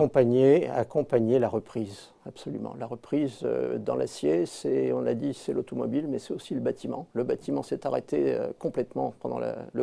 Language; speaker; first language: French; native; French